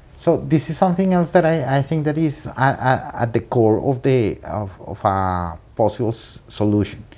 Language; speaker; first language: English; non-native, fluent; Spanish